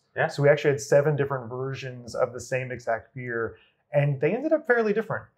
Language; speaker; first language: English; native; English